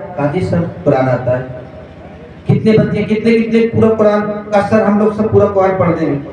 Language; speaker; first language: Urdu; native; Urdu